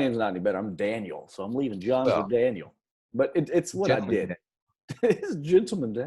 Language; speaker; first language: English; native; English